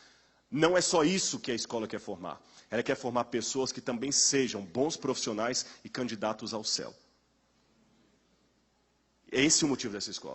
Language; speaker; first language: Portuguese; native; Portuguese